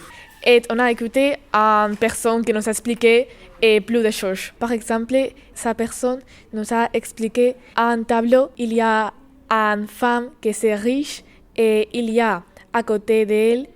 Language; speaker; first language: French; non-native, learner; Spanish